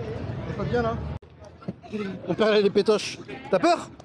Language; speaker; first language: French; native; French